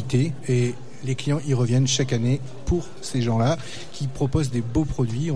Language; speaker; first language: French; native; French